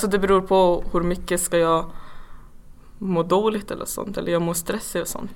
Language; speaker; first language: Swedish; non-native, fluent; Persian